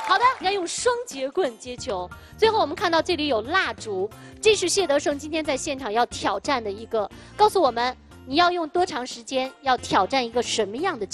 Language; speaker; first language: Chinese; native; Chinese